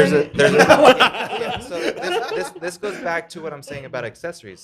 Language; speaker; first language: English; native; English